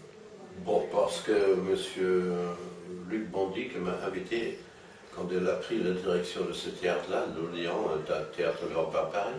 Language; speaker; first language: French; non-native, fluent; German